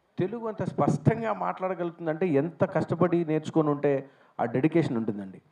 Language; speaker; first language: Telugu; native; Telugu